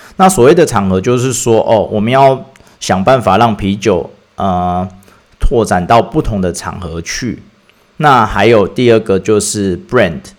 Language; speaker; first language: Chinese; native; Chinese